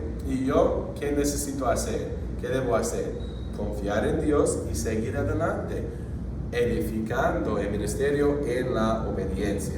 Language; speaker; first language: Spanish; non-native, fluent; English